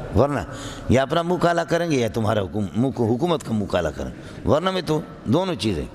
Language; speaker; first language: Urdu; non-native, local second language; Brahui